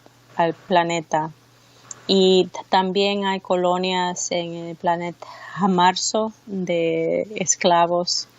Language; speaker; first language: Spanish; early bilingual, heritage; Spanish